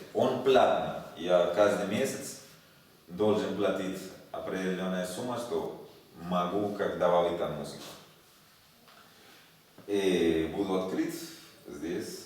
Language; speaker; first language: Russian; non-native, learner; Spanish